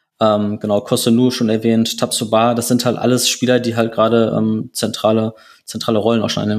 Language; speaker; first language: German; native; German